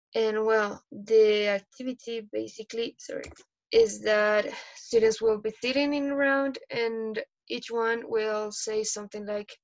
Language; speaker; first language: English; non-native, fluent; Spanish